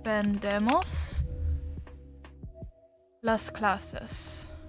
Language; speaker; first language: Spanish; non-native, learner; English